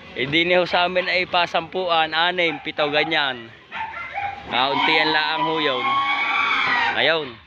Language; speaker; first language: Filipino; native; Filipino